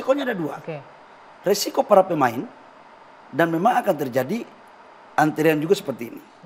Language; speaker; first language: Indonesian; native; Indonesian